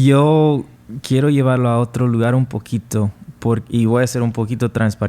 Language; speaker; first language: Spanish; non-native, fluent; English